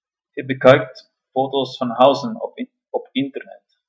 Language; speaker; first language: Dutch; non-native, learner; Spanish